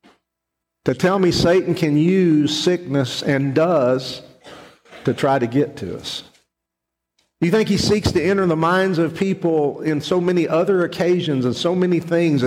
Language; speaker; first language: English; native; English